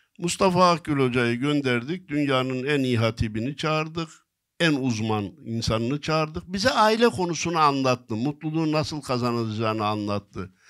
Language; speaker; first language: Turkish; native; Turkish